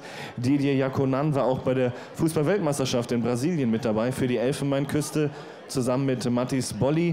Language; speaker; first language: German; native; German